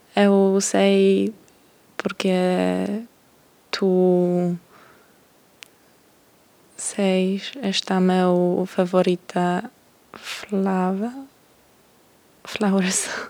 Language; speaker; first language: Portuguese; non-native, learner; English